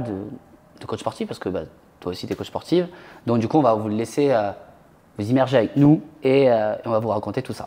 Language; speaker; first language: French; native; French